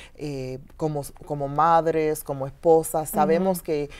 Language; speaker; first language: Spanish; early bilingual, heritage; Spanish